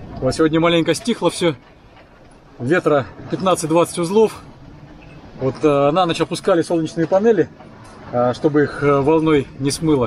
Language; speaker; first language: Russian; native; Russian